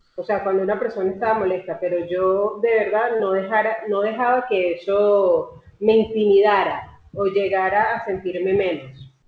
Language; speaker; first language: Spanish; native; Spanish